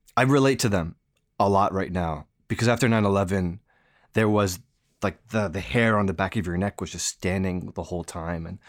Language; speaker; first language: English; native; English